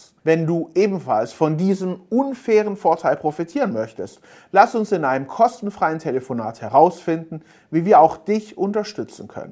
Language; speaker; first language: German; native; German